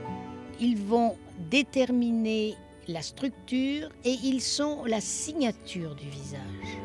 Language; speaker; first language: French; native; French